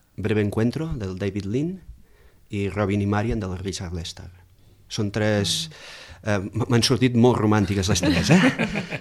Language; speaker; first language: Catalan; native; Catalan